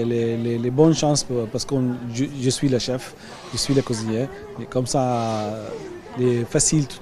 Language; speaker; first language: French; non-native, learner; Arabic